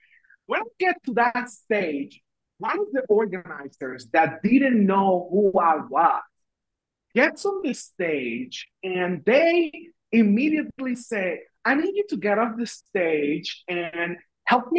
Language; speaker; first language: English; non-native, fluent; Spanish